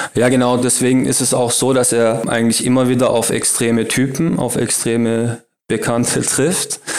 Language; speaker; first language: German; native; German